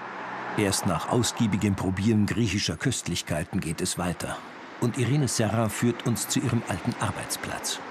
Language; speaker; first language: German; native; German